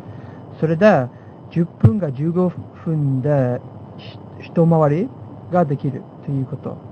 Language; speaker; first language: Japanese; non-native, fluent; English